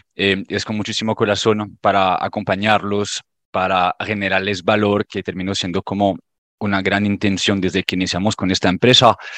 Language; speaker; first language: Spanish; non-native, fluent; French